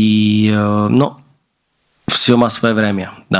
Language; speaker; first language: Russian; non-native, learner; Slovak